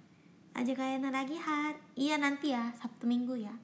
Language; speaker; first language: Indonesian; non-native, fluent; Japanese